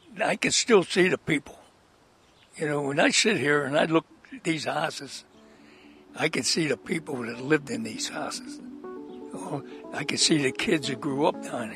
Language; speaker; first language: English; native; English